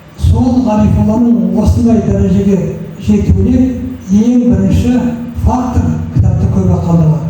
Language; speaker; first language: Kazakh; native; Kazakh